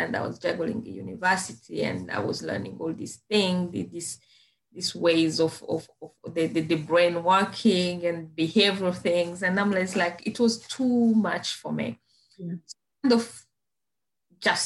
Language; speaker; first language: English; non-native, fluent; Kinyarwanda